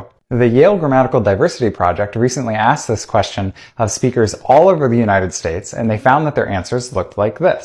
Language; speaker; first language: English; native; English